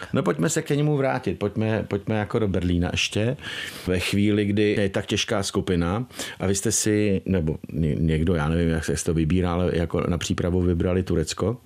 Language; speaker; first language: Czech; native; Czech